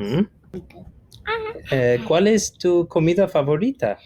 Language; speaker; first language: Spanish; non-native, fluent; English